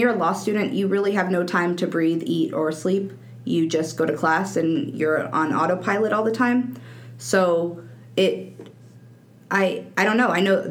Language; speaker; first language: English; native; English